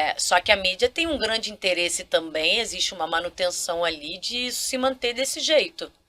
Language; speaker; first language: Portuguese; non-native, local second language; Kabuverdianu